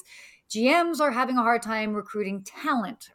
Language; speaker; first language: English; native; English